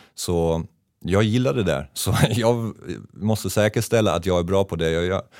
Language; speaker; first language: Swedish; non-native, fluent; German